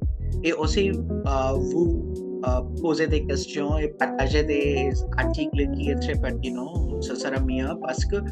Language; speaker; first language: French; non-native, local second language; Hindi